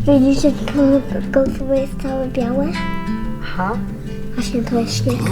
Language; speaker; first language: Polish; early bilingual, heritage; Polish